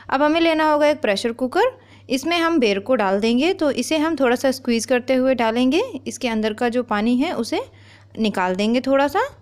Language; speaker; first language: Hindi; native; Hindi